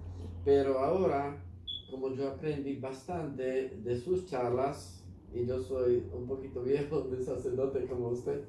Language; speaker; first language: Spanish; non-native, fluent; Slovak